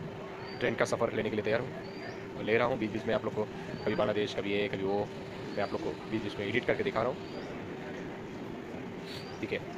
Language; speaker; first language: Hindi; non-native, local second language; Bangla